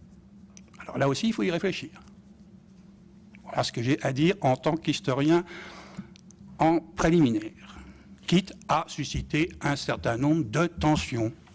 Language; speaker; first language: French; native; French